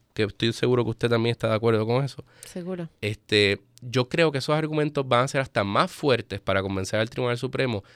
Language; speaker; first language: Spanish; native; Spanish